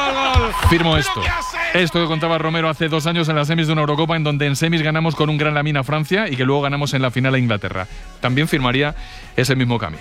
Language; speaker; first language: Spanish; native; Spanish